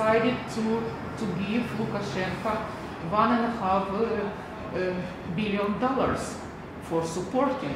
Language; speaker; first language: English; non-native, learner; Russian